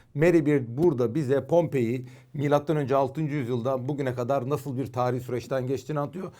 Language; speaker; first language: Turkish; native; Turkish